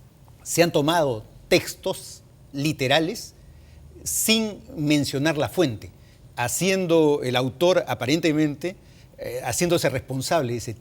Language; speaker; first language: Spanish; native; Spanish